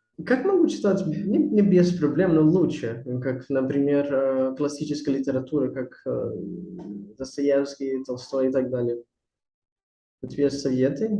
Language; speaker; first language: Russian; non-native, learner; Portuguese